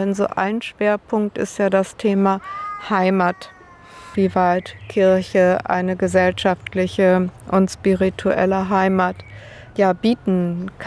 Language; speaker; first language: German; native; German